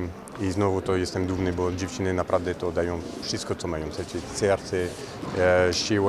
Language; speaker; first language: Polish; non-native, fluent; French